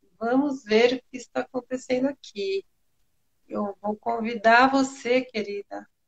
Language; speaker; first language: Portuguese; native; Portuguese